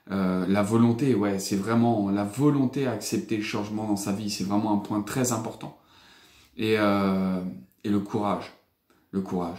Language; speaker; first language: French; native; French